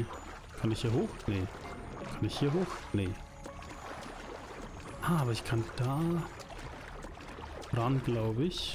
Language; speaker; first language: German; native; German